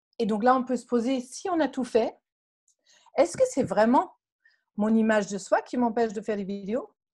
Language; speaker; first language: French; non-native, fluent; German